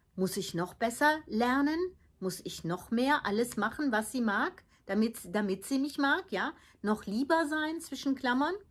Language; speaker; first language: German; early bilingual, heritage; Dutch